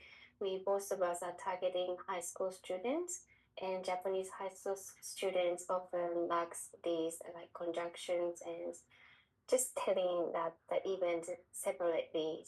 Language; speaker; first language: English; non-native, learner; Japanese